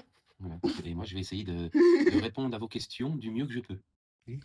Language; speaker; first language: French; native; French